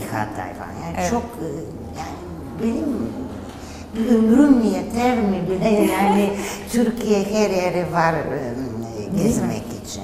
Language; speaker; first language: Turkish; non-native, fluent; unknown